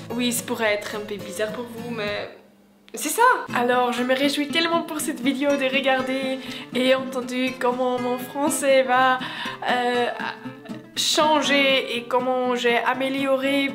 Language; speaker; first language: French; non-native, learner; Swiss German